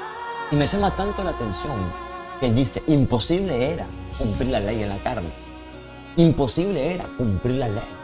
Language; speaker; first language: Spanish; native; Spanish